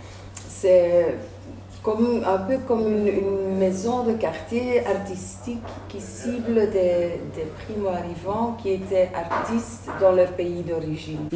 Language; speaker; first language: French; native; French